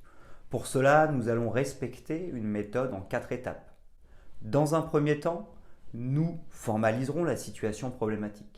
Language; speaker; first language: French; native; French